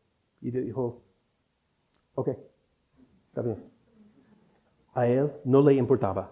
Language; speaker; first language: Spanish; non-native, fluent; English